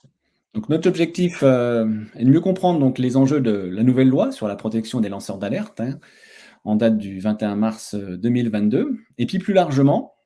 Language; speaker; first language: French; native; French